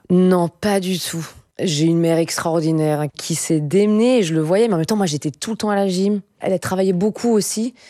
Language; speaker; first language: French; native; French